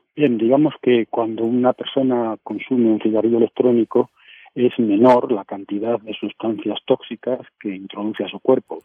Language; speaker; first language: Spanish; native; Spanish